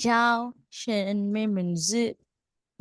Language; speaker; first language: Chinese; non-native, learner; Filipino